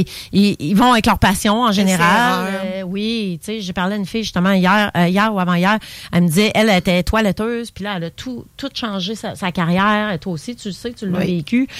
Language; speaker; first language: French; native; French